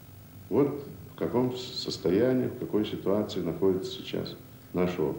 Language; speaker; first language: Russian; native; Russian